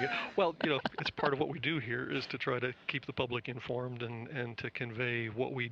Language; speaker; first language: English; native; English